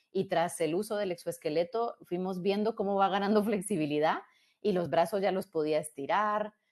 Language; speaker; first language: Spanish; native; Spanish